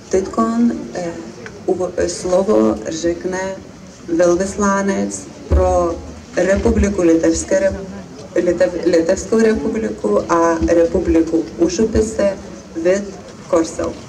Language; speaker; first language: Czech; non-native, learner; Lithuanian